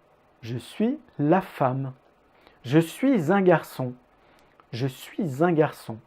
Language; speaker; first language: French; native; French